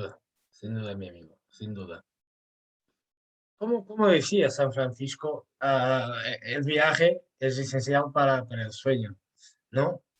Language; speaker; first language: Spanish; non-native, fluent; Portuguese